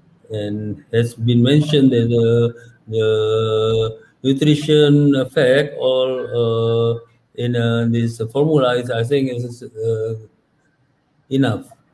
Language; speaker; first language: English; non-native, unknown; Indonesian